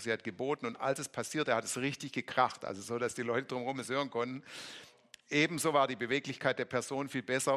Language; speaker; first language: German; native; German